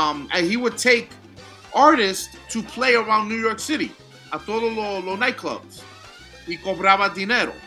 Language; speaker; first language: English; early bilingual, other home language; Spanish